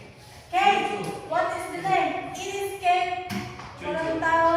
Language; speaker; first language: English; non-native, learner; Indonesian